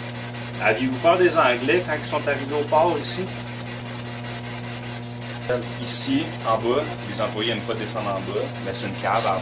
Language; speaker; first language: French; native; French